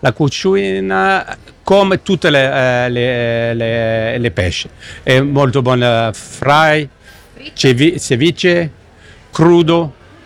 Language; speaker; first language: Italian; non-native, learner; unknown